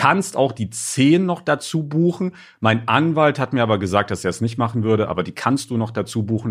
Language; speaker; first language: German; native; German